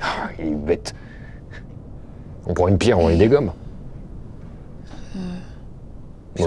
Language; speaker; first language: French; native; French